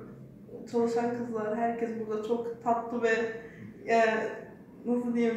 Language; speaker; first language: Turkish; early bilingual, heritage; Turkish